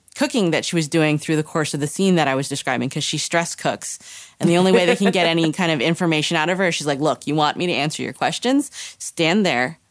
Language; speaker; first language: English; native; English